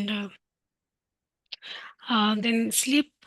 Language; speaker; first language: English; non-native, learner; Hindi